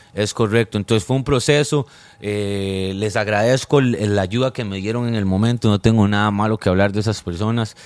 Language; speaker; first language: Spanish; non-native, fluent; French